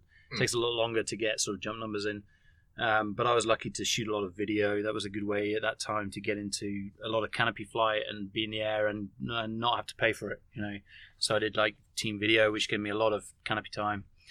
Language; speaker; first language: English; native; English